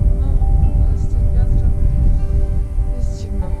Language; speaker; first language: Polish; non-native, fluent; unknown